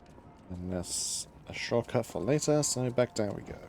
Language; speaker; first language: English; native; English